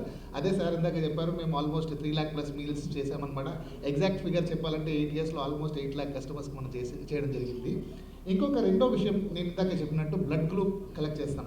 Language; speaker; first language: Telugu; native; Telugu